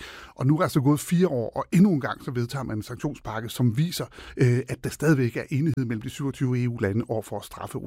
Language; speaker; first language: Danish; native; Danish